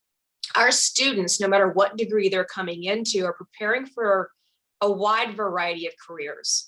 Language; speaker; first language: English; native; English